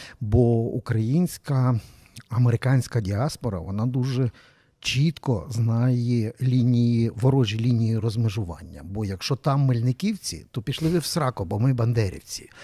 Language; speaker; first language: Ukrainian; native; Ukrainian